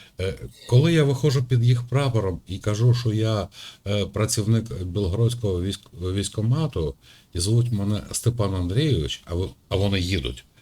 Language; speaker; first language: Ukrainian; native; Ukrainian